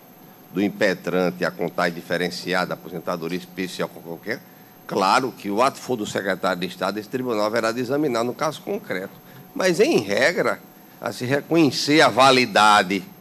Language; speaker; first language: Portuguese; native; Portuguese